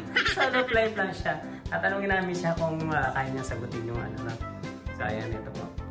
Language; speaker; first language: Filipino; native; Filipino